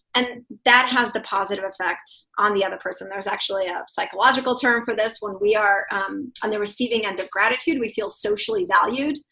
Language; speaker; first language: English; non-native, fluent; Russian